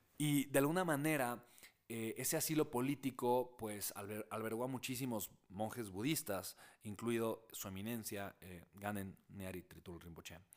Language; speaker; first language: Spanish; native; Spanish